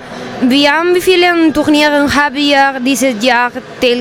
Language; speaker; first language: German; non-native, learner; Spanish